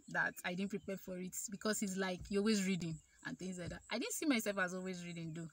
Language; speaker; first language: English; non-native, local second language; Igbo